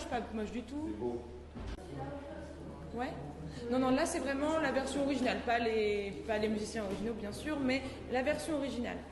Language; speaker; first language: French; native; French